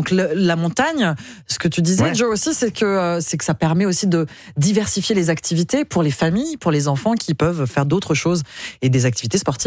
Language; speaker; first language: French; native; French